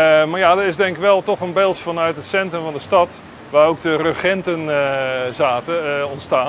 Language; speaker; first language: Dutch; native; Dutch